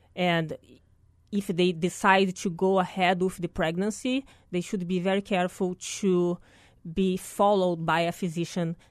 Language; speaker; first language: English; non-native, fluent; Portuguese